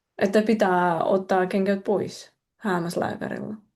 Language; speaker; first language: Finnish; non-native, fluent; Russian